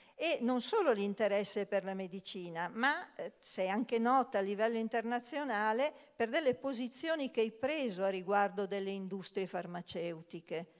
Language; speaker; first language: Italian; native; Italian